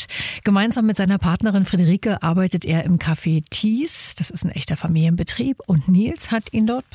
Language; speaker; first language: German; native; German